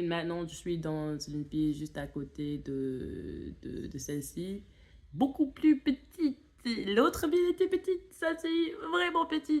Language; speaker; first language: French; non-native, fluent; English